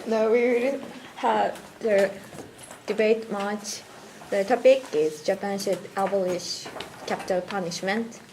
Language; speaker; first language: English; non-native, learner; Japanese